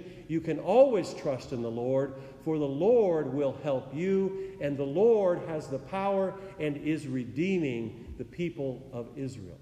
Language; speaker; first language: English; native; English